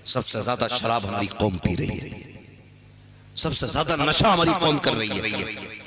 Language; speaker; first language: Hindi; native; Hindi